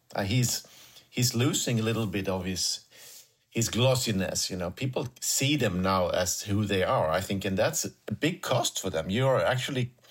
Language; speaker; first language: English; non-native, fluent; Swedish